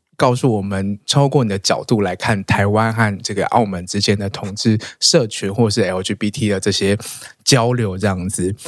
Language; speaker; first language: Chinese; native; Chinese